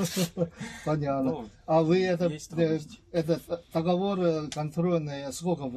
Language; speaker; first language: Russian; non-native, learner; Chinese